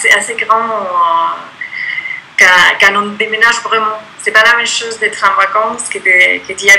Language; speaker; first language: French; non-native, fluent; Spanish